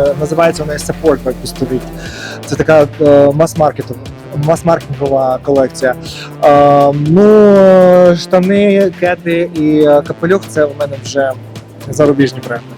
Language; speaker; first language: Ukrainian; native; Ukrainian